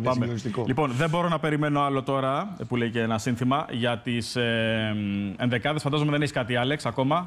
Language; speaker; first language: Greek; native; Greek